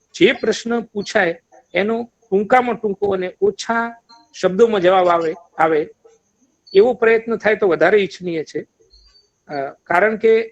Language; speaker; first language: Gujarati; native; Gujarati